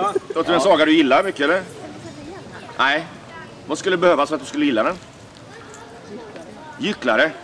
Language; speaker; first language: Swedish; native; Swedish